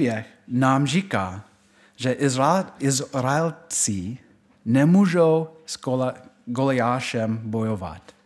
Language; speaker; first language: Czech; non-native, fluent; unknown